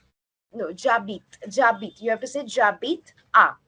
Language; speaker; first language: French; non-native, learner; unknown